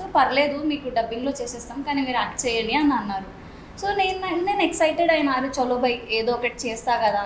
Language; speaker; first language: Telugu; non-native, local second language; Marathi